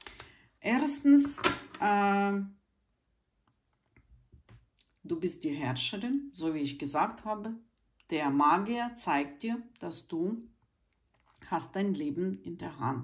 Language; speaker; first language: German; non-native, fluent; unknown